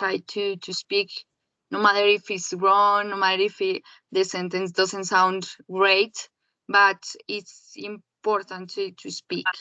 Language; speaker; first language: English; non-native, learner; Spanish